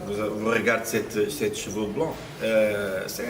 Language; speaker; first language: French; non-native, fluent; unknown